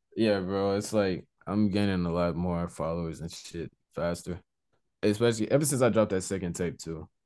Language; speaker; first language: English; native; English